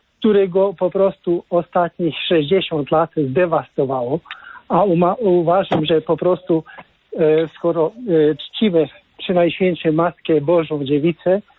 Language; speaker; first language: Polish; non-native, fluent; Hungarian